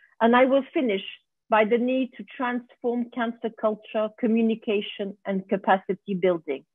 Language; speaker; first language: English; non-native, fluent; French